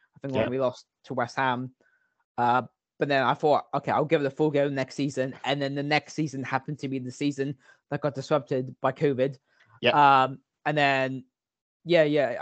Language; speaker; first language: English; native; English